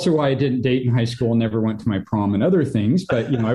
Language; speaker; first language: English; native; English